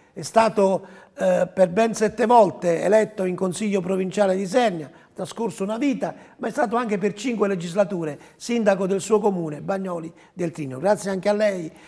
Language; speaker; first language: Italian; native; Italian